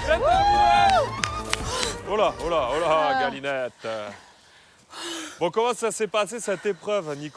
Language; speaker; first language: French; native; French